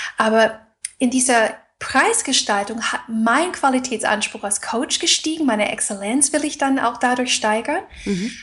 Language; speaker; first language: German; non-native, fluent; English